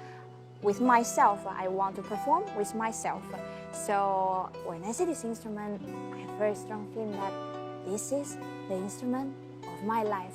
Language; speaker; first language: English; non-native, learner; Chinese